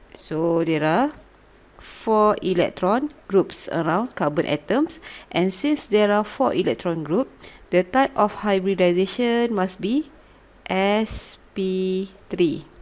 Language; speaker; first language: English; non-native, local second language; Malay